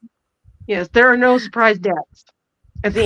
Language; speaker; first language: English; native; English